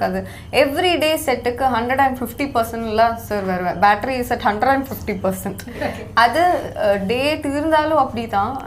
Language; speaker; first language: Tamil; non-native, local second language; Malayalam